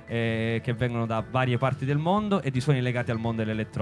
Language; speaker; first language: Italian; native; Italian